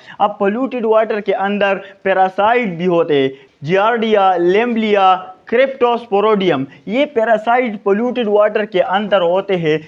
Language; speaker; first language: Urdu; non-native, local second language; Pashto